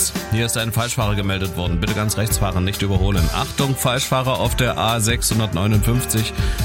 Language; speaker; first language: German; native; German